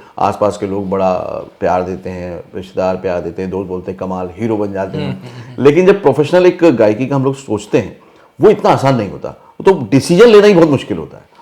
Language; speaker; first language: Hindi; native; Hindi